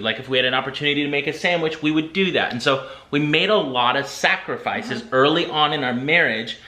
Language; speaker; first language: English; native; English